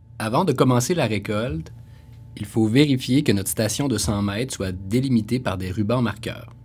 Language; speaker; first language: French; native; French